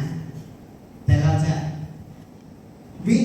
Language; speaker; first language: Thai; non-native, local second language; Iu Mien